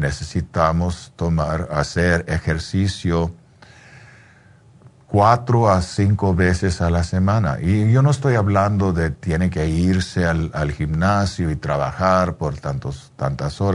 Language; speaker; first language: Spanish; early bilingual, heritage; English